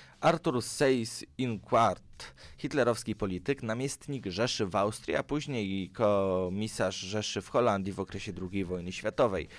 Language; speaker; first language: Polish; native; Polish